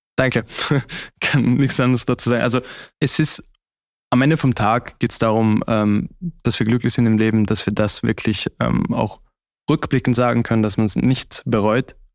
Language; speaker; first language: German; early bilingual, other home language; Turkish